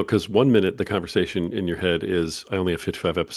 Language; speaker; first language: English; native; English